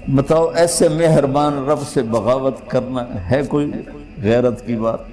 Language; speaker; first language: Urdu; non-native, local second language; Punjabi